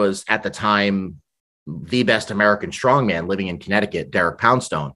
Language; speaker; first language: English; native; English